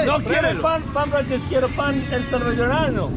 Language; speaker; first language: Spanish; non-native, learner; English